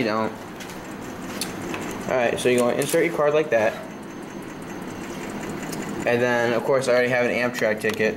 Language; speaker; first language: English; native; English